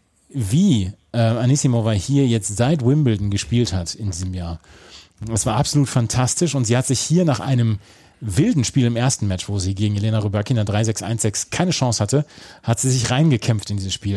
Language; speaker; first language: German; native; German